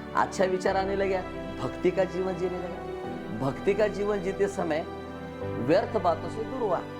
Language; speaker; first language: Hindi; non-native, local second language; Marathi